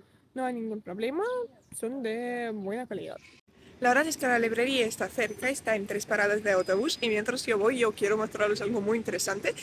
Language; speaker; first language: Spanish; non-native, fluent; Russian